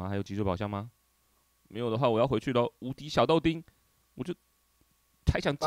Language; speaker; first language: Chinese; native; Chinese